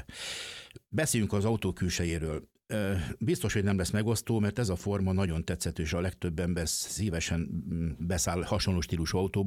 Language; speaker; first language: Hungarian; native; Hungarian